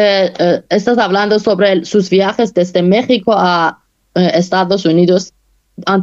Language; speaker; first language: Spanish; non-native, fluent; Persian